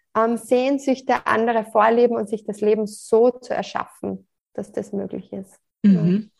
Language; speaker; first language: German; native; German